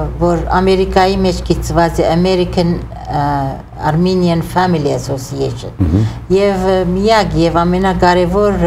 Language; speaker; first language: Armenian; early bilingual, heritage; Armenian